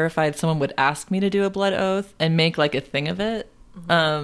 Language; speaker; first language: English; native; English